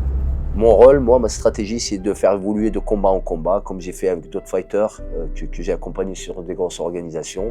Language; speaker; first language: French; native; French